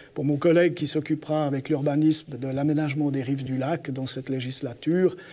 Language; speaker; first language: French; native; French